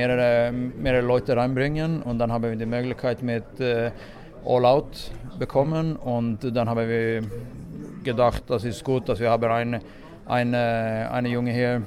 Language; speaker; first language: German; non-native, fluent; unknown